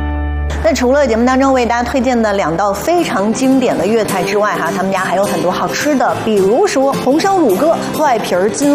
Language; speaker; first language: Chinese; native; Chinese